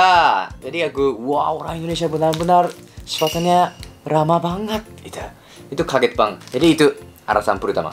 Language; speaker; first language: Indonesian; non-native, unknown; Japanese